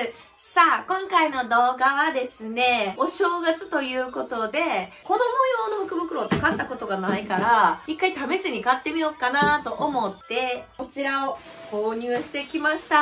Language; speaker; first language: Japanese; native; Japanese